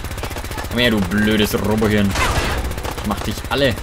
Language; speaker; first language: German; native; German